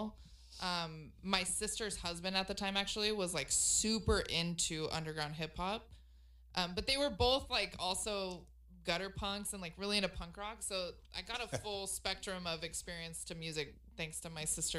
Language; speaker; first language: English; native; English